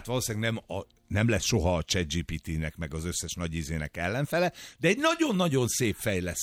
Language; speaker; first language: Hungarian; native; Hungarian